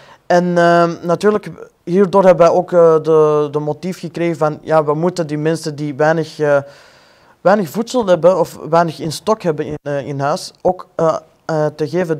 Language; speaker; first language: Dutch; non-native, fluent; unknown